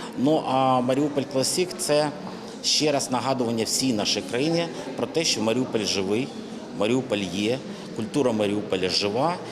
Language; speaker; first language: Ukrainian; native; Ukrainian